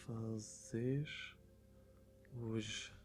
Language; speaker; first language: Portuguese; non-native, learner; German